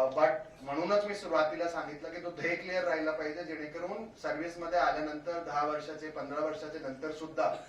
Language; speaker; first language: Marathi; non-native, local second language; Hindi